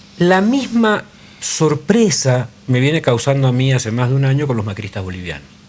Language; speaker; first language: Spanish; native; Spanish